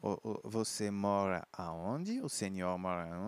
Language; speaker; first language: Portuguese; non-native, fluent; French